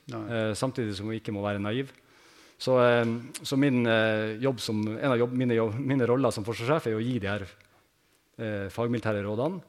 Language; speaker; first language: Norwegian; native; Norwegian